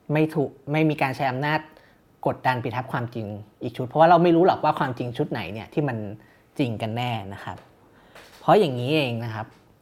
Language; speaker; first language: Thai; native; Thai